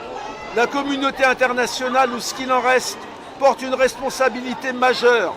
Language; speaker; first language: French; native; French